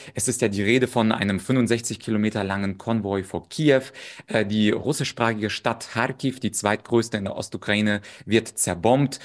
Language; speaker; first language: German; early bilingual, other home language; Russian